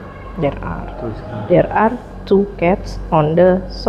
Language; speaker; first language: English; non-native, learner; Indonesian